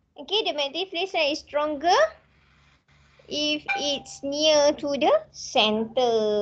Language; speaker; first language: English; non-native, local second language; Malay